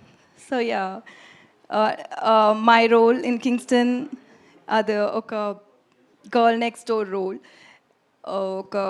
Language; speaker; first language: Telugu; non-native, learner; Tamil